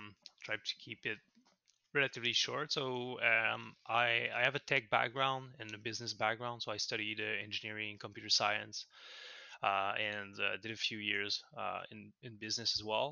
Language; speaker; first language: English; non-native, fluent; French